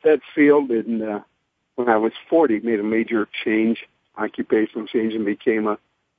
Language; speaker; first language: English; native; English